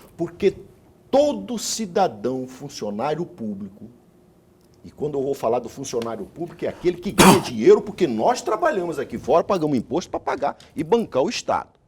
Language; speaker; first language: Portuguese; native; Portuguese